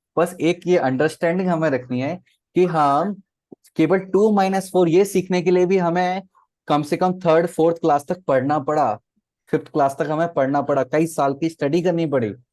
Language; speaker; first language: Hindi; native; Hindi